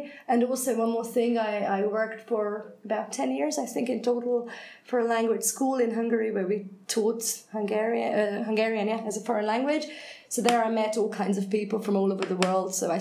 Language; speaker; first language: English; non-native, fluent; Hungarian